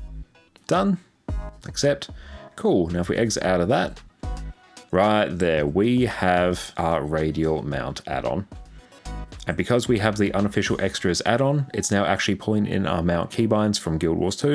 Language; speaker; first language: English; native; English